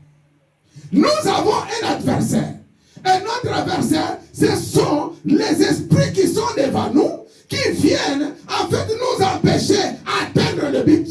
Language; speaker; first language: French; non-native, local second language; Lingala